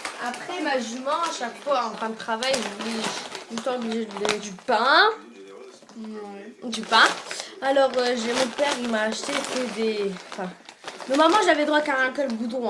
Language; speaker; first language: French; native; French